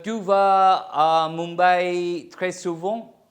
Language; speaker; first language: French; non-native, fluent; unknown